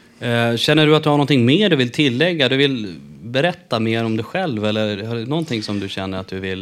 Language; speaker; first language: Swedish; native; Swedish